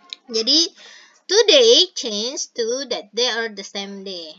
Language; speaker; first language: English; non-native, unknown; Indonesian